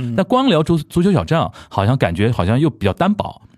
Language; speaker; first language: Chinese; native; Chinese